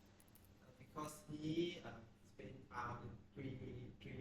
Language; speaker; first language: English; non-native, learner; Thai